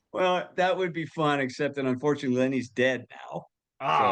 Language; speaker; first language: English; native; English